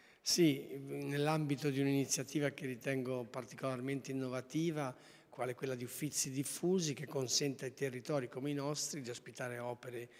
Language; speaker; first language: Italian; native; Italian